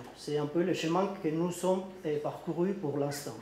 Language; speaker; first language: French; non-native, learner; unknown